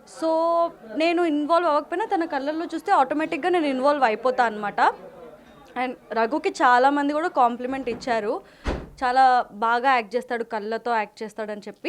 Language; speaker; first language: Telugu; native; Telugu